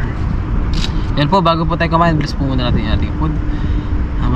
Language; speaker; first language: Filipino; native; Filipino